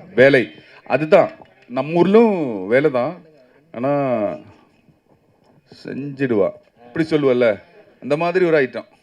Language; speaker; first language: Tamil; non-native, learner; Malayalam